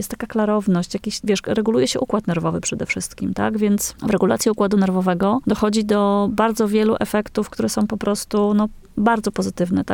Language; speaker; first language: Polish; native; Polish